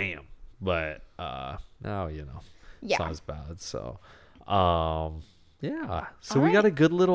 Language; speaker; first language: English; native; English